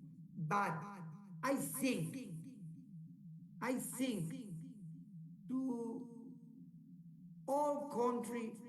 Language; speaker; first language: English; non-native, learner; Spanish